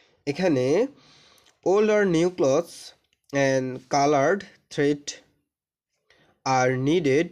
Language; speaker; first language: English; non-native, local second language; Bangla